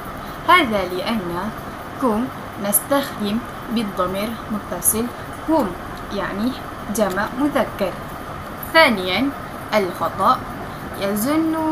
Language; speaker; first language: Arabic; non-native, learner; Malay